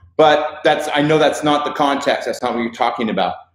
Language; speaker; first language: English; native; English